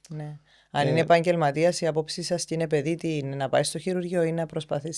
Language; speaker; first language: Greek; native; Greek